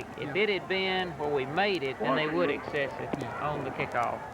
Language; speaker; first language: English; native; English